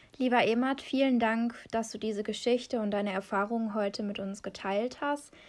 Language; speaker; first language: German; native; German